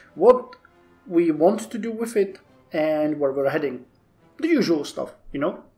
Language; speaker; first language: English; non-native, fluent; Czech